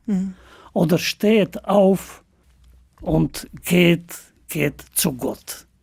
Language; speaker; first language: German; non-native, fluent; Albanian